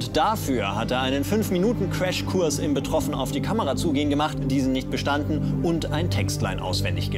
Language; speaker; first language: German; native; German